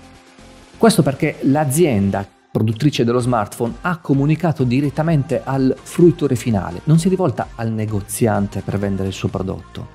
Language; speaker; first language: Italian; native; Italian